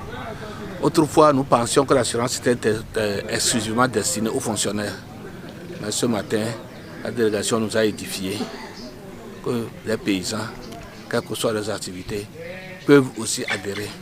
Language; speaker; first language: French; non-native, local second language; Ewe